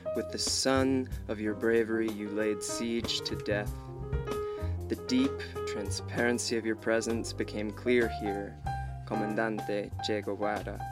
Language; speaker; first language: English; native; English